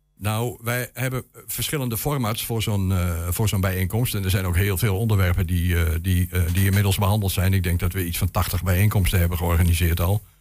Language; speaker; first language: Dutch; native; Dutch